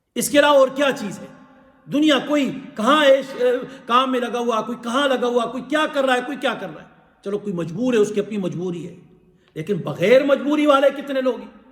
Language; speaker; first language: Urdu; non-native, local second language; Pashto